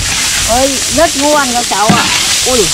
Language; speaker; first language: Vietnamese; native; Vietnamese